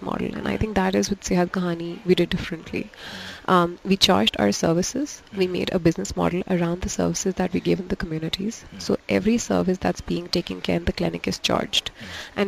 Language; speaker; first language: English; non-native, local second language; Urdu